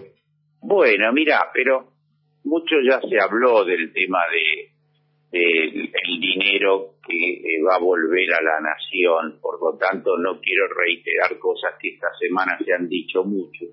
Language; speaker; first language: Spanish; native; Spanish